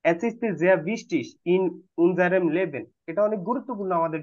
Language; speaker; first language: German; non-native, fluent; Bangla